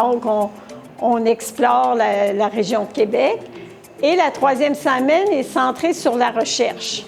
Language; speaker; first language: French; native; French